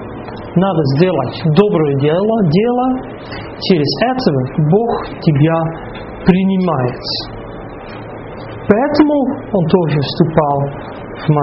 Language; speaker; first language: Russian; non-native, fluent; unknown